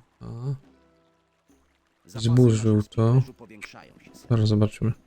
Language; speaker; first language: Polish; native; Polish